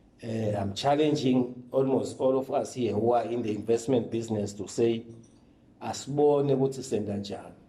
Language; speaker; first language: English; non-native, local second language; Swati